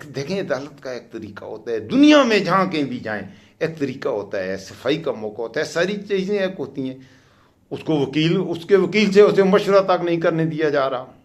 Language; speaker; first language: Urdu; non-native, local second language; Pashto